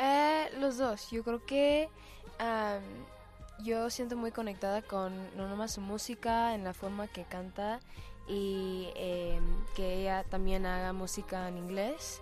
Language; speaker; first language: Spanish; early bilingual, heritage; Spanish